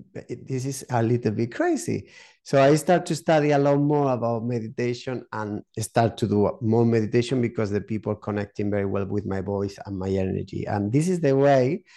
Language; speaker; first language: English; non-native, learner; Spanish